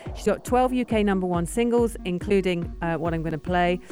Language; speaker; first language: English; native; English